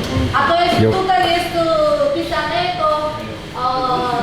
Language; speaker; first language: Polish; non-native, learner; Korean